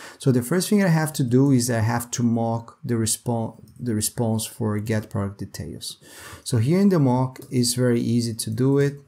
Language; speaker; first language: English; non-native, fluent; Portuguese